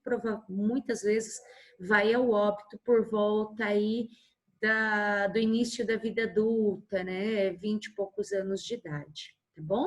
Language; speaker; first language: Portuguese; native; Portuguese